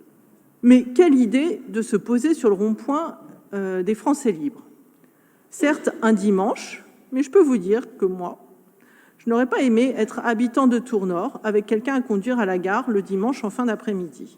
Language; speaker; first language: French; native; French